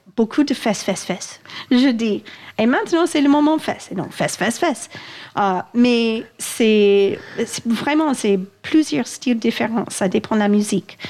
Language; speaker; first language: French; non-native, fluent; English